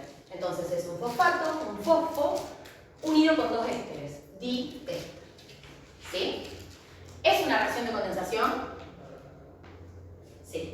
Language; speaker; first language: Spanish; native; Spanish